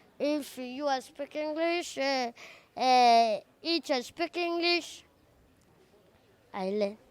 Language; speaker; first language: English; non-native, learner; Lingala